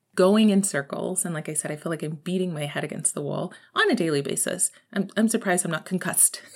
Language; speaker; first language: English; native; English